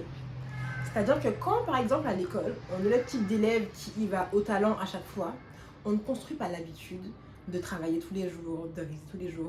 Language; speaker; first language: French; native; French